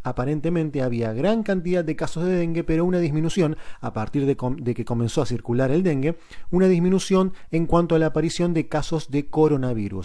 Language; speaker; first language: Spanish; native; Spanish